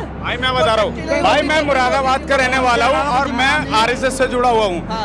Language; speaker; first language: Hindi; native; Hindi